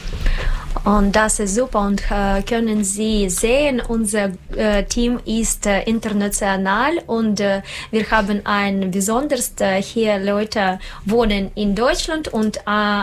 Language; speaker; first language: German; non-native, learner; Russian